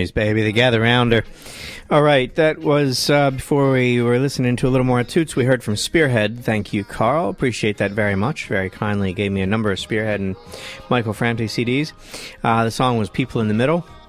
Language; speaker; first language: English; native; English